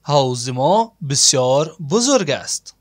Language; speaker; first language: Persian; native; Persian